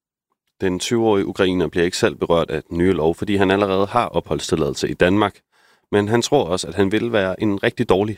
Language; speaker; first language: Danish; native; Danish